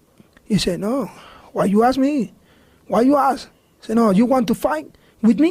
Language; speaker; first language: English; non-native, learner; Spanish